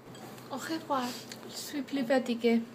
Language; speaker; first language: French; non-native, learner; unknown